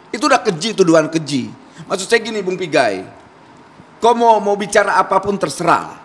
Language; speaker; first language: Indonesian; native; Indonesian